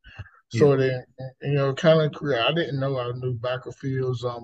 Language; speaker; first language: English; native; English